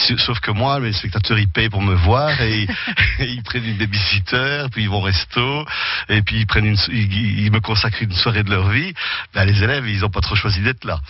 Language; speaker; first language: French; native; French